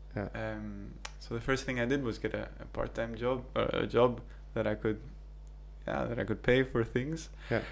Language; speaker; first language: English; early bilingual, other home language; Greek